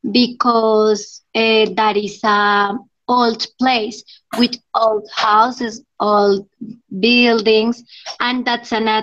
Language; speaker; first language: English; non-native, learner; Spanish